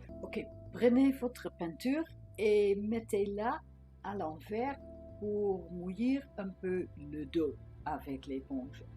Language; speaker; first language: French; non-native, fluent; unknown